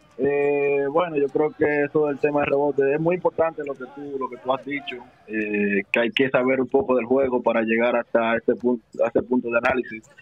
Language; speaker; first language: Spanish; native; Spanish